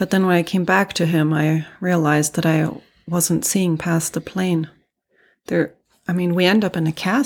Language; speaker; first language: English; non-native, fluent; Swedish